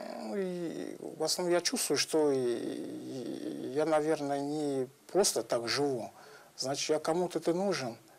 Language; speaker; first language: Russian; non-native, fluent; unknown